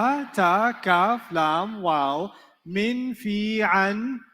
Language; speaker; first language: Arabic; non-native, fluent; English